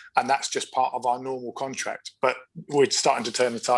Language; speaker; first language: English; native; English